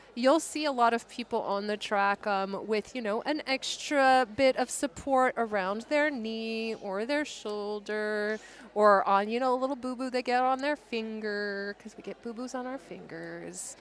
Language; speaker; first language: English; native; English